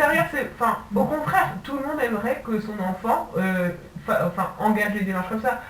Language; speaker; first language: French; native; French